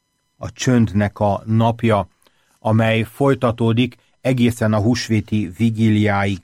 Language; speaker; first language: Hungarian; native; Hungarian